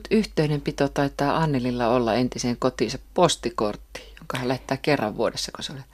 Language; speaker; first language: Finnish; native; Finnish